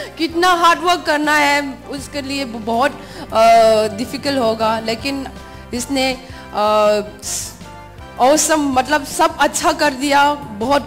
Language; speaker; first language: Hindi; non-native, local second language; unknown